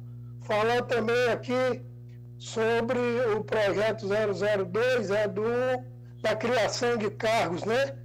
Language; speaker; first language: Portuguese; native; Portuguese